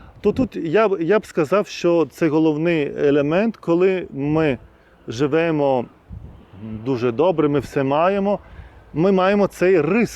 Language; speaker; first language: Ukrainian; non-native, fluent; Lithuanian